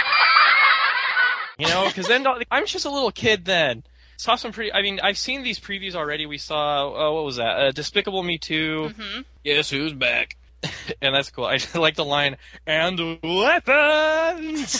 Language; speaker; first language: English; non-native, fluent; Spanish